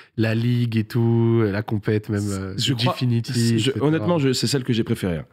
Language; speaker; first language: French; native; French